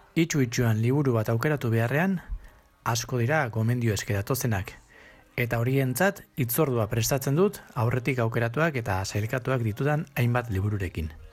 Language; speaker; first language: Basque; non-native, local second language; Spanish